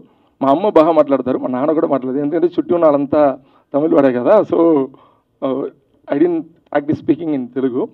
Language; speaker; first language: Telugu; early bilingual, heritage; Telugu